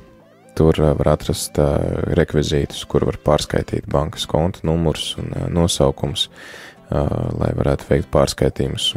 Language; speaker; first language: Latvian; native; Latvian